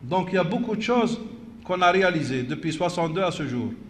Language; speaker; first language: French; non-native, local second language; Arabic